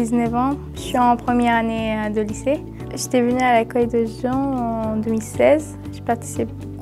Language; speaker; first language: French; non-native, learner; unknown